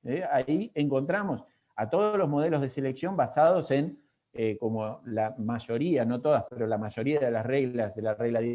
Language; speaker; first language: Spanish; native; Spanish